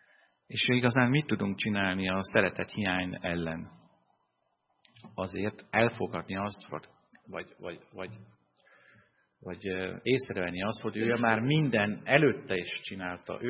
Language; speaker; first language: Hungarian; non-native, fluent; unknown